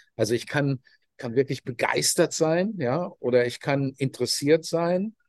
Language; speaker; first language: German; native; German